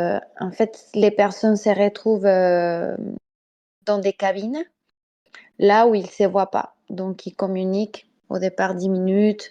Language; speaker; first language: French; non-native, fluent; Spanish